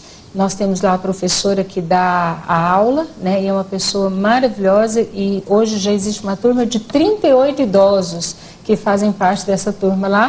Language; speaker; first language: Portuguese; native; Portuguese